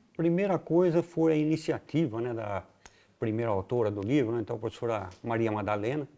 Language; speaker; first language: Portuguese; native; Portuguese